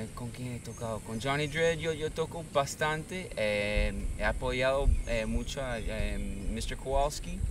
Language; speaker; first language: Spanish; non-native, fluent; English